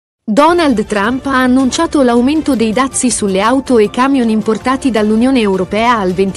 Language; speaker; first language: Italian; native; Italian